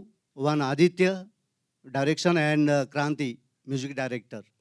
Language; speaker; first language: Telugu; non-native, learner; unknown